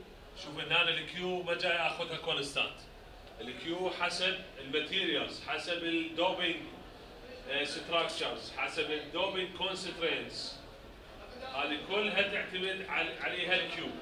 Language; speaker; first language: Arabic; native; Arabic